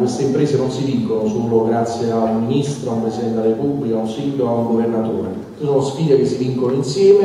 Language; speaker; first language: Italian; native; Italian